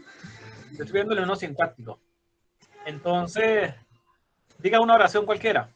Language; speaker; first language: Spanish; native; Spanish